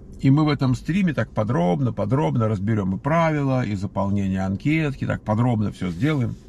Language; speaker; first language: Russian; native; Russian